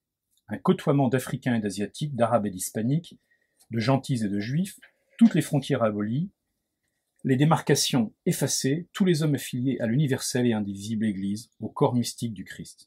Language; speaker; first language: French; native; French